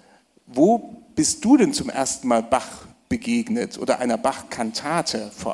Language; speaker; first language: German; native; German